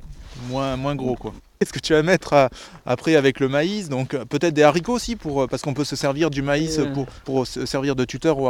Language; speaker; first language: French; native; French